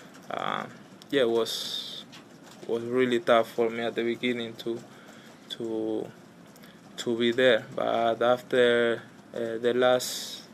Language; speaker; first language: English; non-native, learner; Spanish